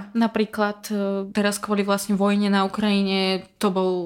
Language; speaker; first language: Slovak; non-native, fluent; Russian